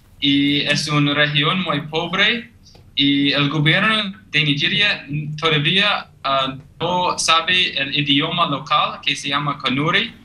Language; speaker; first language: Spanish; non-native, learner; English